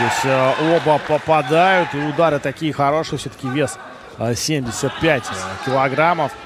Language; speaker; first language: Russian; native; Russian